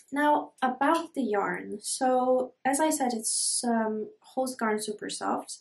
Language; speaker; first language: English; non-native, fluent; Polish